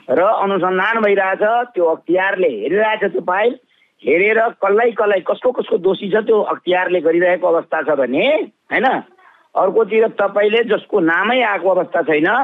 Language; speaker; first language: Nepali; non-native, local second language; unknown